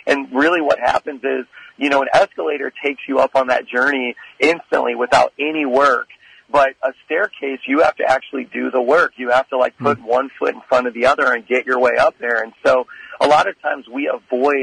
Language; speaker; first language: English; native; English